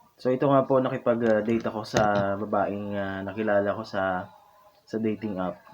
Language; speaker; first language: Filipino; non-native, local second language; Hiligaynon